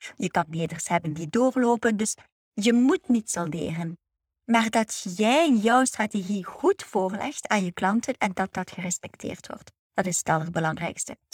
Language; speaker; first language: Dutch; native; Dutch